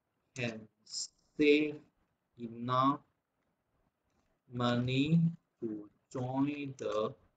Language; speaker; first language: English; non-native, local second language; Chinese